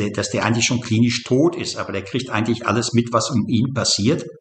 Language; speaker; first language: German; native; German